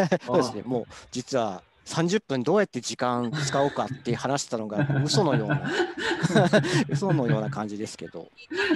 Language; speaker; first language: Japanese; native; Japanese